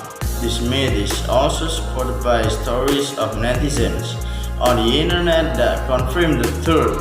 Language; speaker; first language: English; non-native, learner; Indonesian